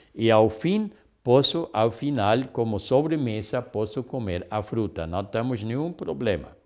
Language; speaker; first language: Portuguese; non-native, fluent; German